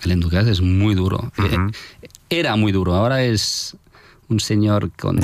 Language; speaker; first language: Spanish; non-native, fluent; French